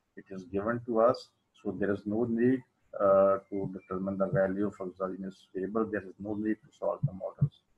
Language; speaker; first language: English; non-native, local second language; Urdu